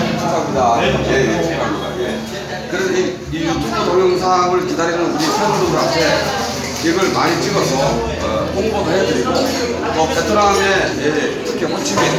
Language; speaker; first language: Korean; native; Korean